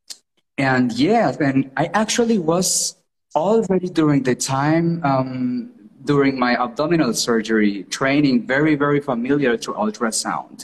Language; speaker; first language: English; non-native, fluent; Spanish